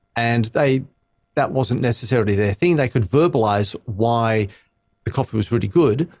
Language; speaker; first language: English; native; English